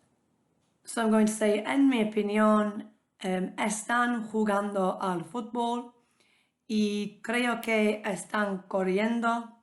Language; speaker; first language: Spanish; non-native, fluent; English